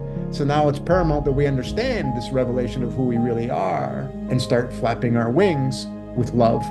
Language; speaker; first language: English; native; English